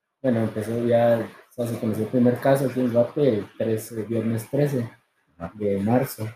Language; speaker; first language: Spanish; native; Spanish